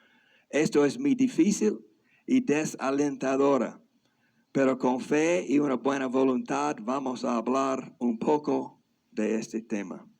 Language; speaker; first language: Spanish; non-native, fluent; English